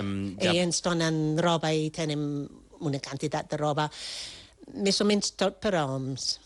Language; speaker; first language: Catalan; non-native, fluent; French